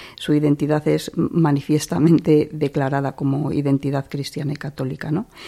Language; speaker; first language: Spanish; native; Spanish